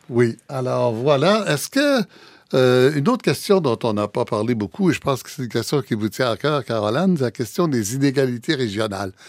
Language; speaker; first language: French; native; French